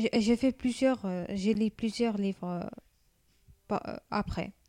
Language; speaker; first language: French; non-native, learner; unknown